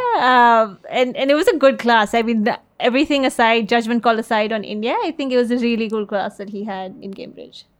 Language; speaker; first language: English; native; English